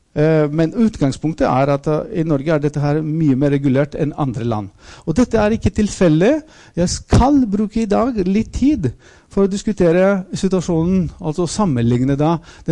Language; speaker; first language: Norwegian; non-native, fluent; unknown